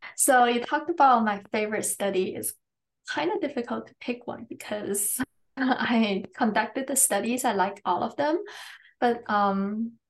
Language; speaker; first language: English; non-native, fluent; Chinese